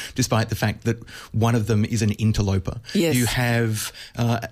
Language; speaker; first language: English; native; English